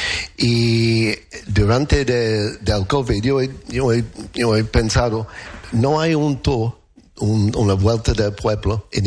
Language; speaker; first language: Spanish; non-native, learner; English